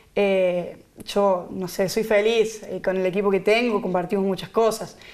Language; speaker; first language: Spanish; native; Spanish